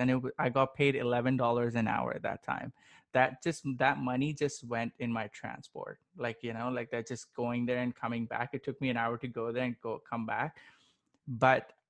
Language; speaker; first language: English; non-native, local second language; Urdu